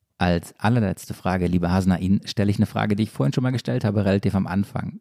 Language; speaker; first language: German; native; German